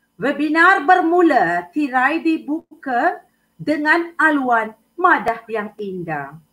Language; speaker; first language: Malay; non-native, local second language; Tamil